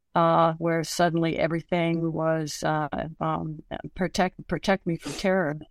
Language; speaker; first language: English; native; English